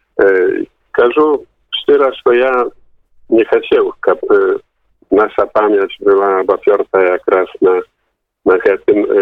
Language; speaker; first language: Polish; non-native, local second language; Belarusian